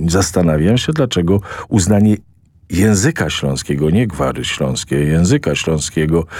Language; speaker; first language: Polish; native; Polish